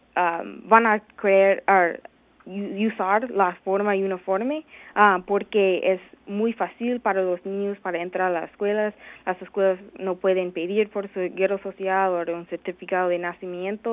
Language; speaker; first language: Spanish; non-native, learner; English